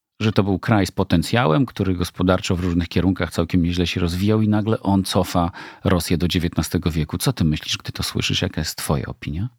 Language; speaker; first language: Polish; native; Polish